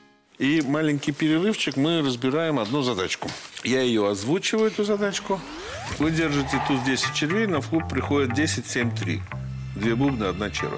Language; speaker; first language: Russian; native; Russian